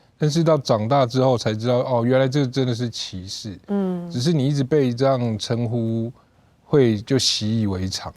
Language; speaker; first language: Chinese; native; Chinese